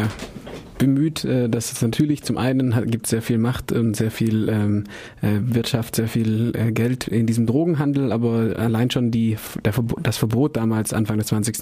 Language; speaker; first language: German; native; German